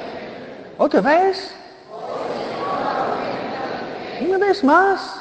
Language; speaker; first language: Spanish; non-native, fluent; English